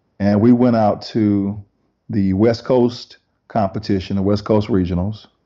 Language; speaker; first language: English; native; English